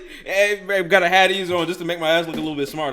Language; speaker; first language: English; native; English